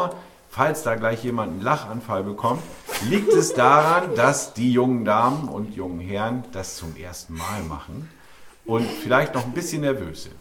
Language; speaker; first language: German; native; German